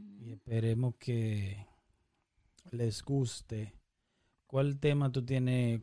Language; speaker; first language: Spanish; early bilingual, heritage; Spanish